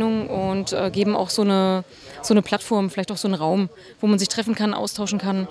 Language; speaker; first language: German; native; German